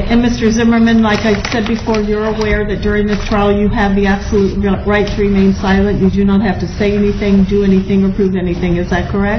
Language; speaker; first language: English; native; English